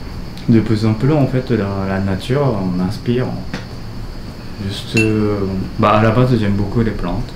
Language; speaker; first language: French; non-native, fluent; Japanese